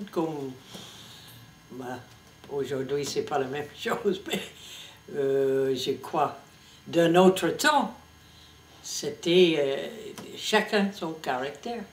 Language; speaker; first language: French; non-native, fluent; English